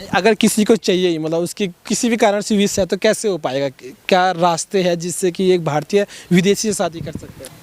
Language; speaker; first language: Hindi; native; Hindi